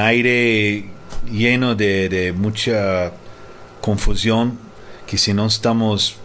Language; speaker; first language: Spanish; non-native, fluent; English